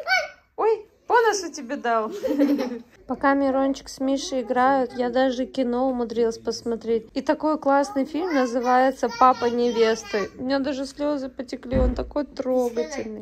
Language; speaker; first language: Russian; native; Russian